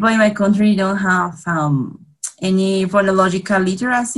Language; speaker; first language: English; non-native, fluent; Spanish